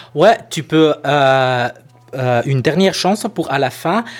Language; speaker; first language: French; non-native, local second language; German